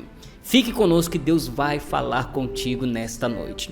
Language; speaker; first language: Portuguese; native; Portuguese